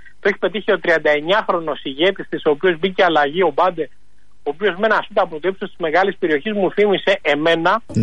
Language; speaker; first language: Greek; native; Greek